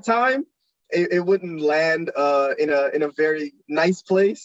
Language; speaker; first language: English; native; English